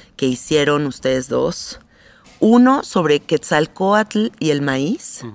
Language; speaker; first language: Spanish; native; Spanish